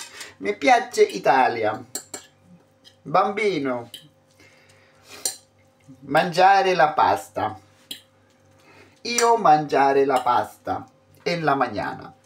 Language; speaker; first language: Italian; non-native, learner; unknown